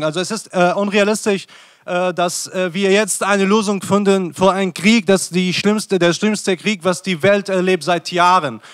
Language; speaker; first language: German; non-native, fluent; Arabic